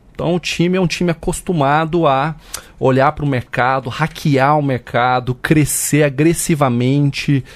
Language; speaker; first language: Portuguese; native; Portuguese